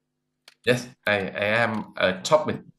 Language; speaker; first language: English; non-native, learner; Vietnamese